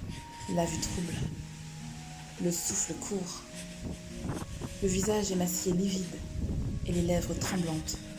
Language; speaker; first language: French; native; French